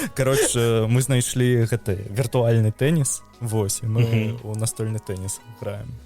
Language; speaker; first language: Belarusian; native; Belarusian